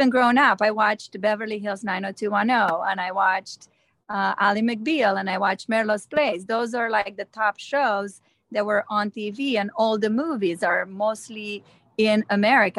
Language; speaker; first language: English; non-native, fluent; Romanian